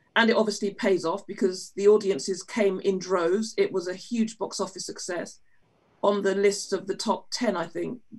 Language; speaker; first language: English; native; English